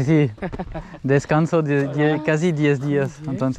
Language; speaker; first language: Spanish; non-native, learner; French